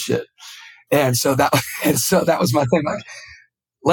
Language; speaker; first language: English; native; English